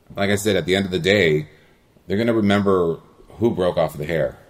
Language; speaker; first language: English; early bilingual, other home language; Spanish